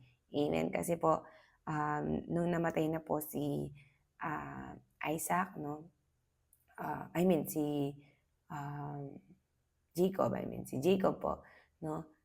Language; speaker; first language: Filipino; native; Filipino